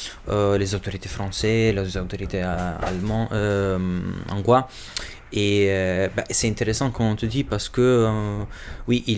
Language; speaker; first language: French; non-native, fluent; Albanian